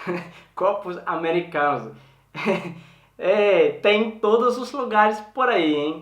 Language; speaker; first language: Portuguese; non-native, learner; Swedish